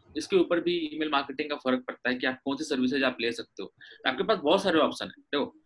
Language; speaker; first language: Hindi; native; Hindi